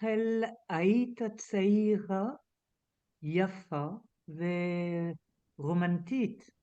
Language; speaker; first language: Hebrew; non-native, learner; French